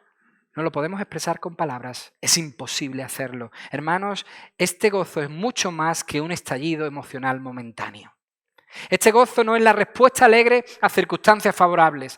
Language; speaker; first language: Spanish; native; Spanish